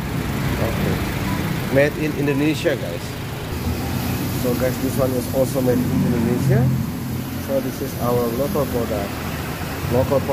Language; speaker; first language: English; non-native, fluent; Indonesian